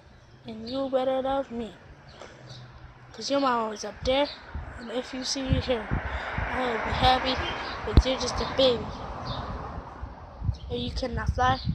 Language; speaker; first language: English; native; English